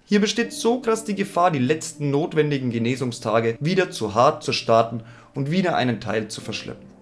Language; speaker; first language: German; native; German